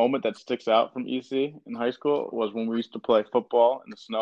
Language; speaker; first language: English; native; English